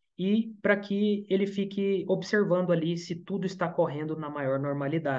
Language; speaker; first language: Portuguese; native; Portuguese